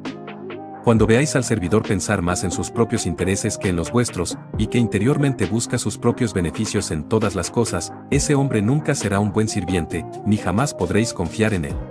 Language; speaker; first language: Spanish; native; Spanish